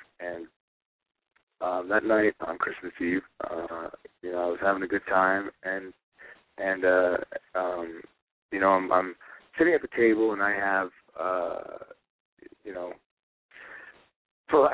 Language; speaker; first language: English; native; English